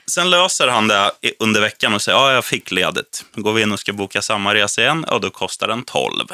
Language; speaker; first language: Swedish; native; Swedish